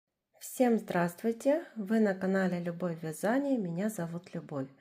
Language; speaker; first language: Russian; native; Russian